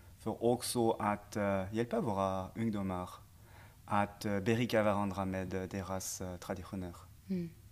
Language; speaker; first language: Swedish; non-native, fluent; French